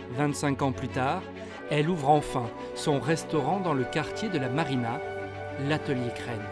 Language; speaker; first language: French; native; French